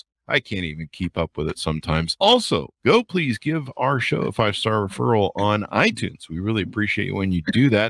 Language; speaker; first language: English; native; English